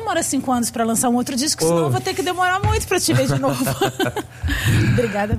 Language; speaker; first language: Portuguese; native; Portuguese